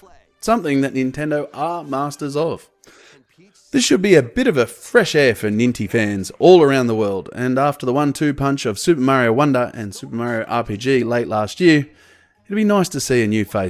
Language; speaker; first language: English; native; English